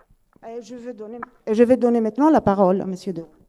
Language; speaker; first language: French; non-native, fluent; Greek